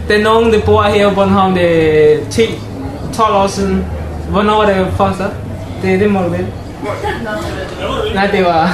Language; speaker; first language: Danish; non-native, learner; Mon